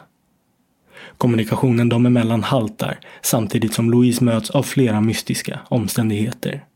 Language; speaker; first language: Swedish; native; Swedish